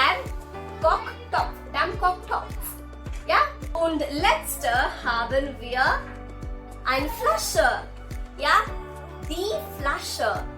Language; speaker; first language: German; non-native, learner; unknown